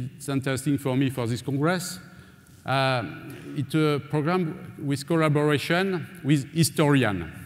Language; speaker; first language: English; non-native, learner; French